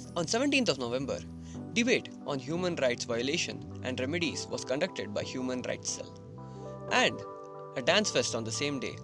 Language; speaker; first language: English; non-native, local second language; Kannada